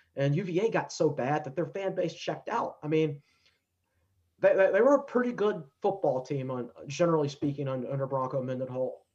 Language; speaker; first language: English; native; English